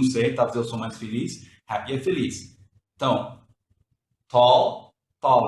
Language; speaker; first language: Portuguese; non-native, learner; English